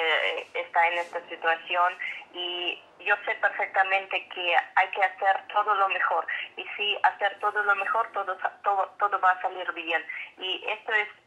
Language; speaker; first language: Spanish; non-native, fluent; Russian